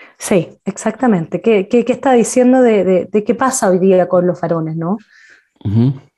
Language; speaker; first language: Spanish; native; Spanish